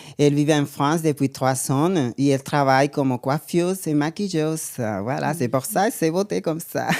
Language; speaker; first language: French; non-native, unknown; Spanish